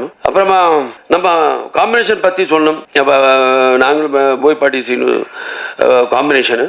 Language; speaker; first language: Tamil; non-native, local second language; Telugu